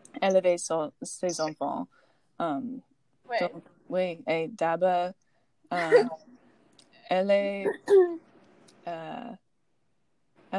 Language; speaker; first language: French; non-native, learner; English